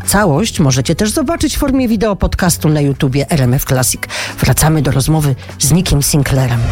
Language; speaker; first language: Polish; native; Polish